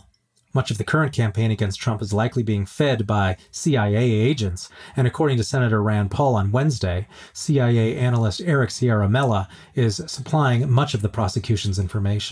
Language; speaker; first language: English; native; English